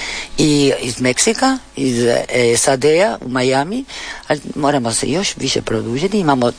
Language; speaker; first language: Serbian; early bilingual, heritage; Spanish